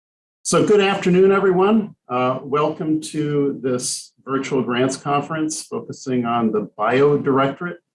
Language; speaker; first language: English; native; English